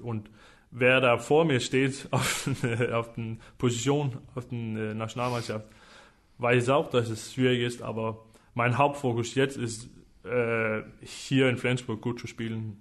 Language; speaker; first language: German; non-native, fluent; Danish